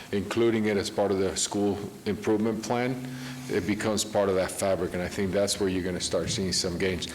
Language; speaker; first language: English; early bilingual, other home language; Spanish